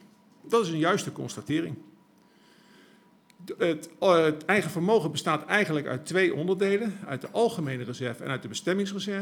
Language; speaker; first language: Dutch; native; Dutch